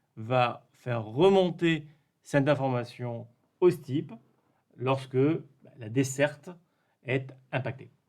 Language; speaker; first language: French; native; French